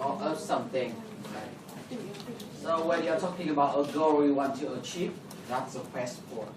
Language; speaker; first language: English; non-native, fluent; Vietnamese